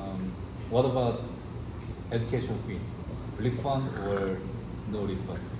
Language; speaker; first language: English; non-native, learner; Korean